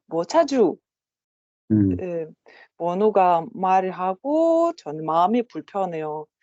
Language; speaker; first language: Korean; non-native, learner; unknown